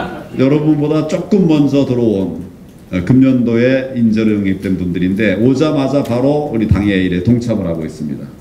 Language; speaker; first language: Korean; native; Korean